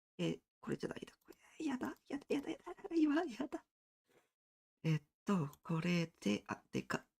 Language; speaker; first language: Japanese; non-native, learner; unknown